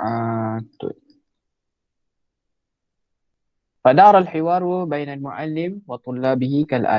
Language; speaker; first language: Arabic; non-native, fluent; Malay